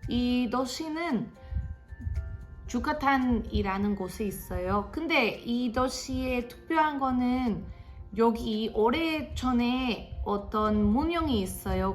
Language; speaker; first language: Korean; non-native, fluent; Spanish